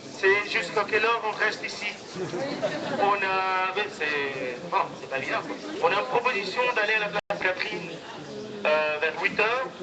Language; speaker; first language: French; non-native, fluent; Spanish